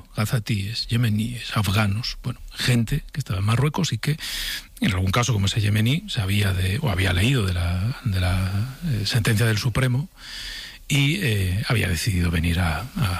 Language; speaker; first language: Spanish; native; Spanish